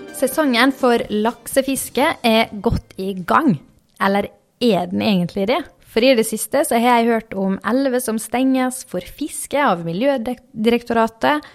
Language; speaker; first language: Norwegian; native; Norwegian